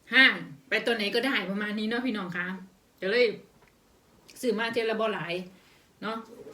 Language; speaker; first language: Thai; native; Thai